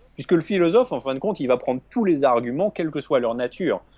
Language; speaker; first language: French; native; French